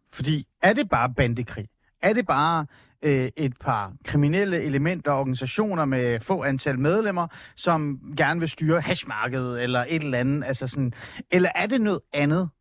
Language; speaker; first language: Danish; early bilingual, other home language; Persian